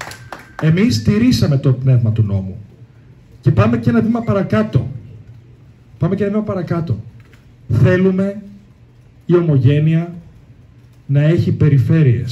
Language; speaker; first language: Greek; native; Greek